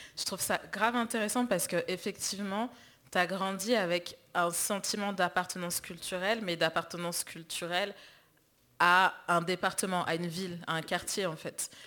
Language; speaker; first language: French; native; French